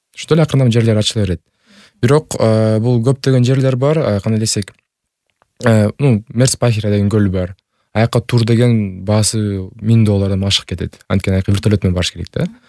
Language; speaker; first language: Kyrgyz; native; Kyrgyz